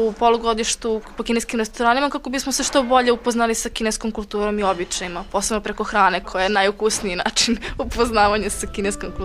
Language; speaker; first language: Serbian; native; Serbian